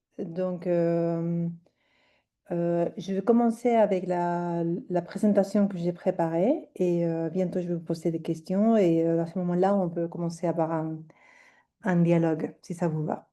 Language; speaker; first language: French; non-native, fluent; Spanish